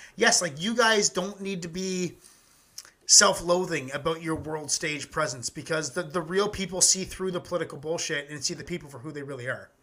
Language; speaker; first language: English; native; English